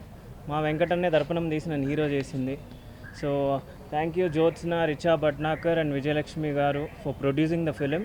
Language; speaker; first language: Telugu; native; Telugu